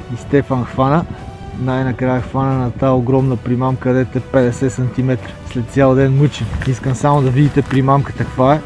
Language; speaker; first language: Bulgarian; native; Bulgarian